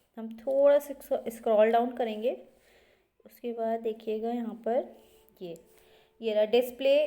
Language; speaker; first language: Hindi; native; Hindi